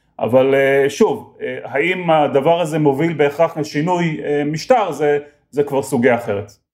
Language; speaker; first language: Hebrew; native; Hebrew